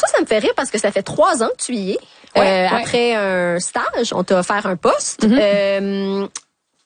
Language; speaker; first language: French; native; French